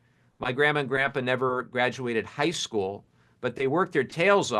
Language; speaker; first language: English; native; English